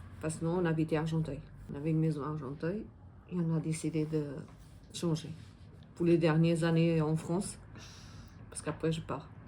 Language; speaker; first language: French; non-native, fluent; Portuguese